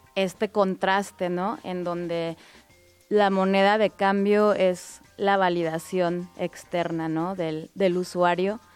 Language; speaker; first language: Spanish; native; Spanish